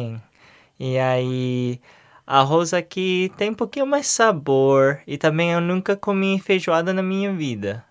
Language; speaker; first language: Portuguese; non-native, learner; English